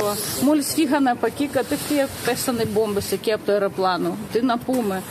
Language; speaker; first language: Greek; early bilingual, heritage; Greek